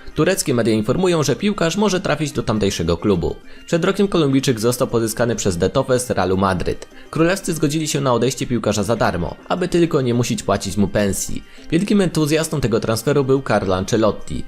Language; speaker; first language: Polish; native; Polish